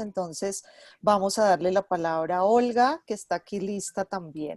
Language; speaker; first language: Spanish; native; Spanish